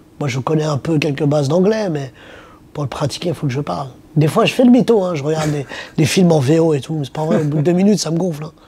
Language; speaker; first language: French; early bilingual, other home language; Arabic